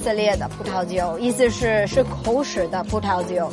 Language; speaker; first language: Chinese; non-native, learner; Hebrew